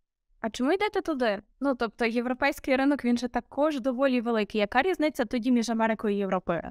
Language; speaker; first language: Ukrainian; native; Ukrainian